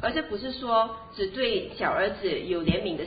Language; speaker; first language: Chinese; native; Chinese